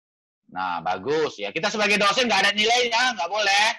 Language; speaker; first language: Indonesian; native; Indonesian